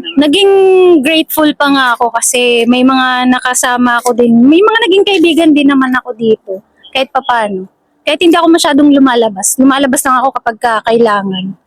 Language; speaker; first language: Filipino; non-native, local second language; Bikol